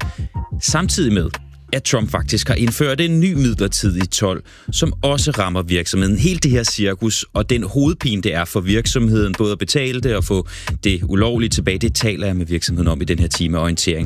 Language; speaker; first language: Danish; native; Danish